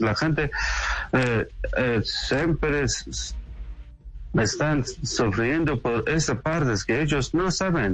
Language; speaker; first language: Spanish; non-native, learner; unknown